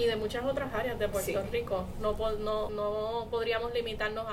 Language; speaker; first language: Spanish; native; Spanish